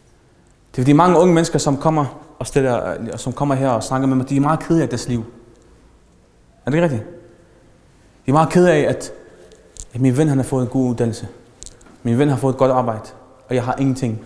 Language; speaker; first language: Danish; early bilingual, other home language; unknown